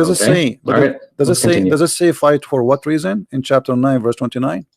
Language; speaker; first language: English; non-native, local second language; Arabic